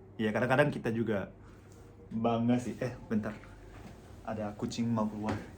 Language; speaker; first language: Indonesian; non-native, fluent; Japanese